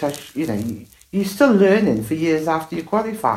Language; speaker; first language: English; native; English